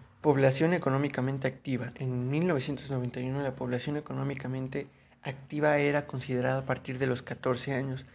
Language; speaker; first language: Spanish; native; Spanish